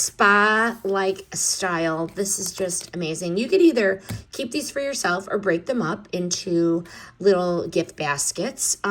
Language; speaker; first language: English; native; English